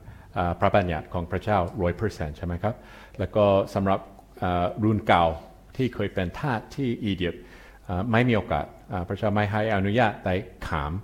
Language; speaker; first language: Thai; non-native, fluent; English